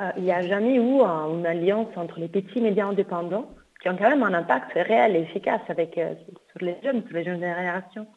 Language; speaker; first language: French; non-native, fluent; Italian